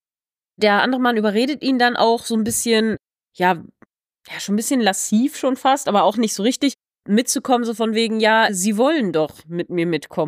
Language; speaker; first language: German; native; German